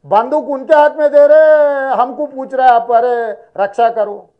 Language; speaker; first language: Hindi; non-native, local second language; Telugu